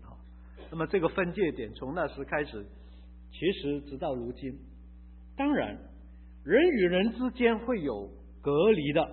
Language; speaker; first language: Chinese; native; Chinese